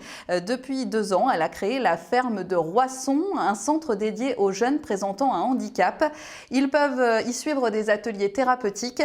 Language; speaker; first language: French; native; French